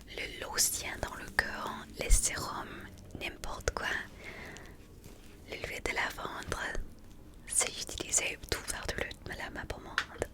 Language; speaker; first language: French; non-native, fluent; English